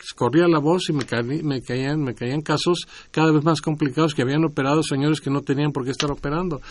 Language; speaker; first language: Spanish; native; Spanish